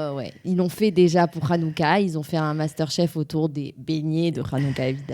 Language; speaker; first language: French; native; French